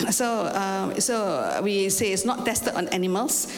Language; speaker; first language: English; non-native, local second language; Malay